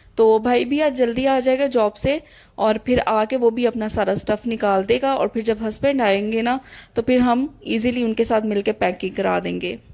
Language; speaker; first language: Urdu; native; Urdu